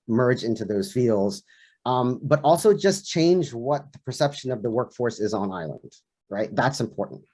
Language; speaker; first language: English; native; English